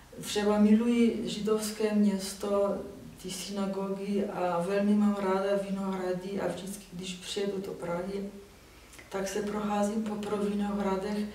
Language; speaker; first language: Czech; non-native, fluent; Slovenian